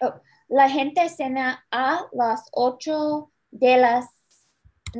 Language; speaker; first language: Spanish; non-native, learner; English